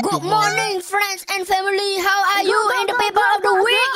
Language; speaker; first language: English; non-native, local second language; Malay